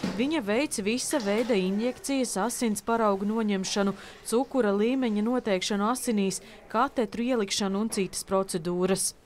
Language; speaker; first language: Latvian; native; Latvian